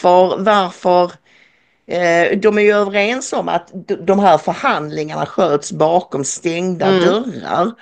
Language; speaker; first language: Swedish; native; Swedish